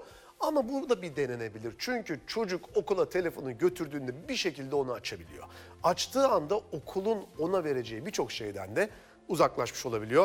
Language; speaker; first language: Turkish; native; Turkish